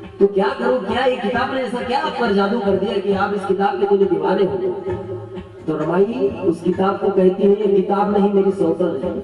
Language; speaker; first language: Hindi; non-native, local second language; Marathi